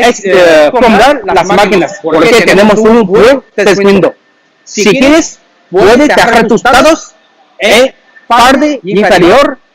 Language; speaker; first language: Spanish; non-native, learner; Chinese